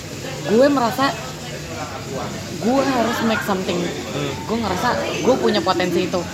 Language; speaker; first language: Indonesian; native; Indonesian